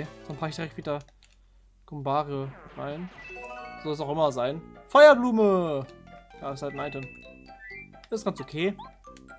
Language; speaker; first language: German; native; German